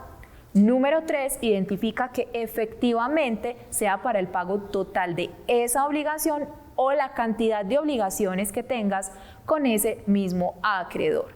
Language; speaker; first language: Spanish; native; Spanish